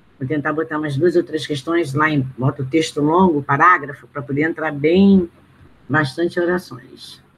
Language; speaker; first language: Portuguese; native; Portuguese